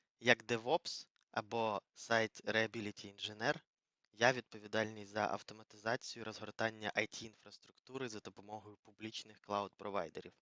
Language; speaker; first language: Ukrainian; native; Ukrainian